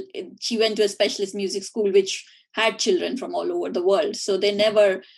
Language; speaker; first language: English; non-native, local second language; Hindi